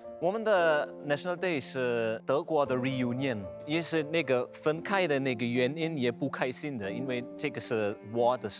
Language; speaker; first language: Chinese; non-native, learner; German